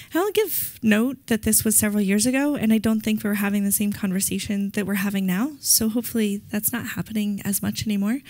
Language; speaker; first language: English; native; English